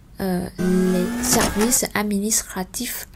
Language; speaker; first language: French; non-native, fluent; Vietnamese